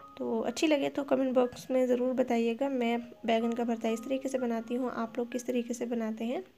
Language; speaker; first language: Urdu; native; Urdu